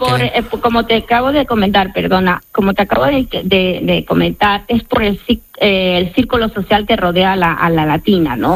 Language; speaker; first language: Spanish; native; Spanish